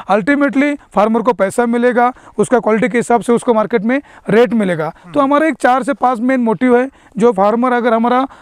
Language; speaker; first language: Hindi; non-native, local second language; Marathi